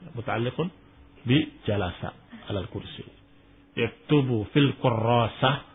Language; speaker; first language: Arabic; non-native, fluent; Indonesian